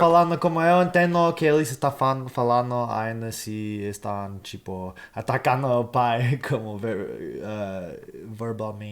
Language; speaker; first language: Portuguese; non-native, fluent; English